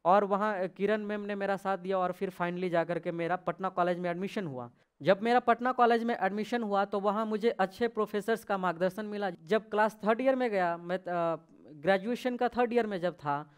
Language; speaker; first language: Hindi; native; Hindi